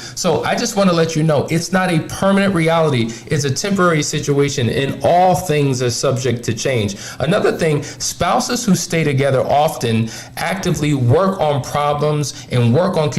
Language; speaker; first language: English; native; English